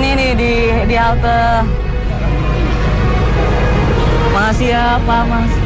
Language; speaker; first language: Indonesian; native; Indonesian